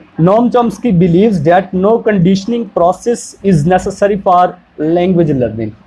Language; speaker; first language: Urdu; non-native, local second language; Punjabi